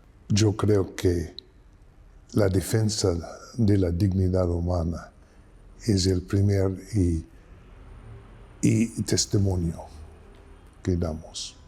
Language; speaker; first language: Spanish; non-native, fluent; English